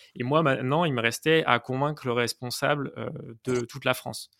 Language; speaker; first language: French; native; French